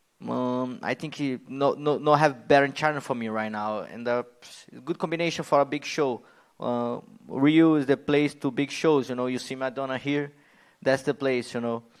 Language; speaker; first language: English; non-native, learner; Portuguese